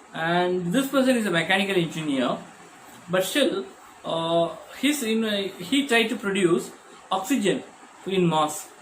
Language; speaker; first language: English; non-native, local second language; Tamil